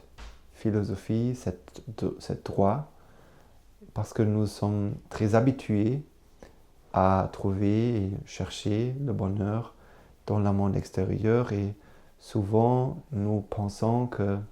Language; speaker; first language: French; non-native, learner; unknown